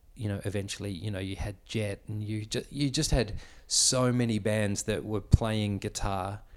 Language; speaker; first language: English; native; English